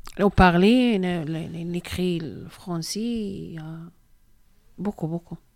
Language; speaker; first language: French; non-native, learner; Arabic